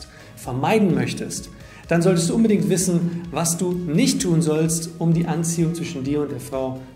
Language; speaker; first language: German; native; German